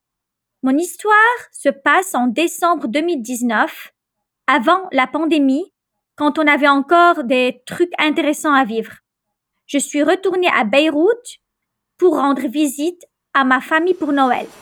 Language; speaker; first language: French; non-native, local second language; Arabic